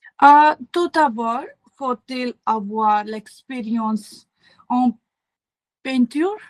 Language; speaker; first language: French; non-native, learner; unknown